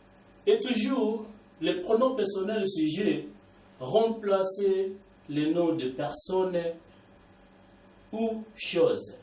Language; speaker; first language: French; non-native, learner; Swahili